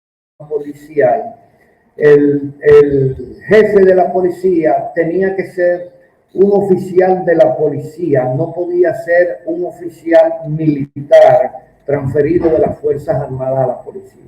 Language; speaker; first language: Spanish; native; Spanish